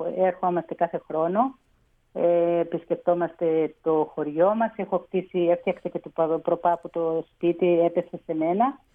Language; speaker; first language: Greek; native; Greek